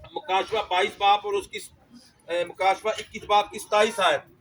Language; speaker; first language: Urdu; non-native, local second language; Punjabi